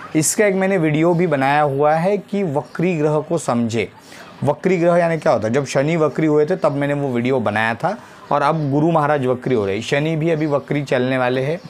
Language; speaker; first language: Hindi; non-native, local second language; Marathi